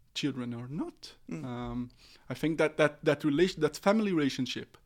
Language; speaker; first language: English; non-native, fluent; Portuguese